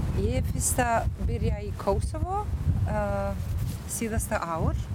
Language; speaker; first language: Icelandic; non-native, learner; Albanian